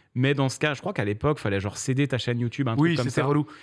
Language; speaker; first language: French; native; French